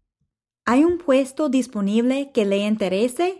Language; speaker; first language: Spanish; non-native, fluent; English